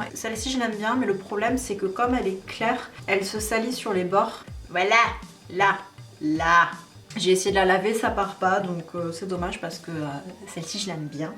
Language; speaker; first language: French; native; French